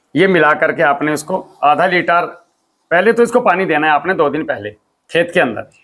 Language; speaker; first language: Hindi; native; Hindi